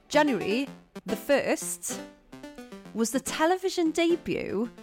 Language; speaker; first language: English; non-native, local second language; Welsh